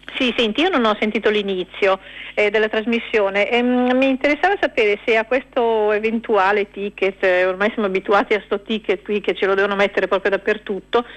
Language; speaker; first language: Italian; native; Italian